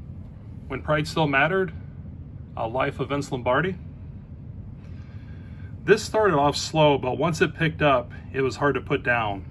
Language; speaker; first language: English; native; English